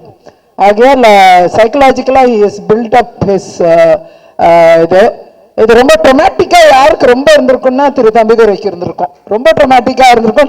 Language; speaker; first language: Tamil; native; Tamil